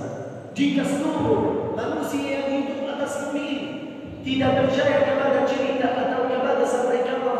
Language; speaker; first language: Indonesian; non-native, learner; Arabic